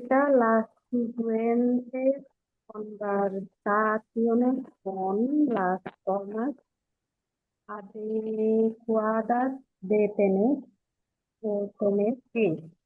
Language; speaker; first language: Spanish; non-native, learner; Bangla